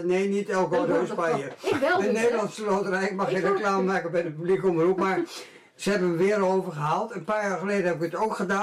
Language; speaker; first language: Dutch; native; Dutch